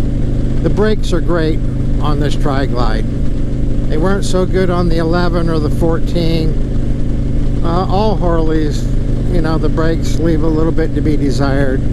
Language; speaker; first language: English; native; English